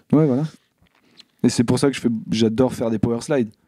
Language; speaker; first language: French; native; French